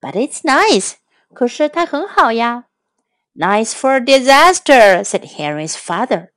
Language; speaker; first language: English; non-native, fluent; Chinese